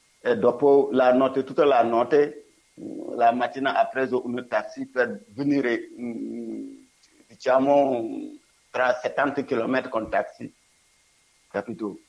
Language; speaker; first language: Italian; non-native, learner; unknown